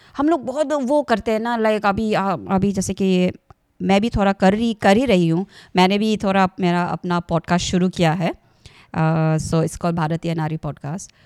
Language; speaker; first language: Hindi; non-native, local second language; Assamese